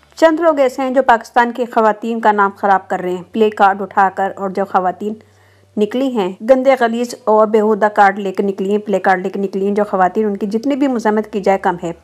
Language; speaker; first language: Urdu; native; Urdu